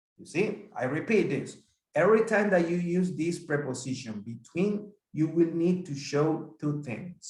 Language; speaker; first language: English; non-native, fluent; Spanish